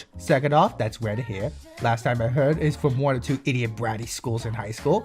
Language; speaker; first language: English; native; English